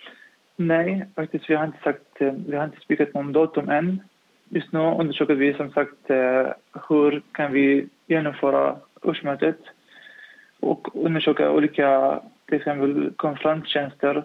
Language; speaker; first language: Swedish; non-native, fluent; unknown